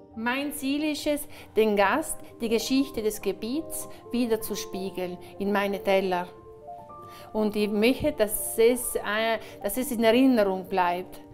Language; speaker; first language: German; non-native, local second language; Italian